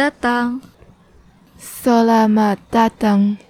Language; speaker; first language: Indonesian; non-native, learner; Chinese